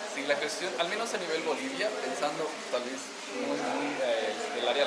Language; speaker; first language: Spanish; native; Spanish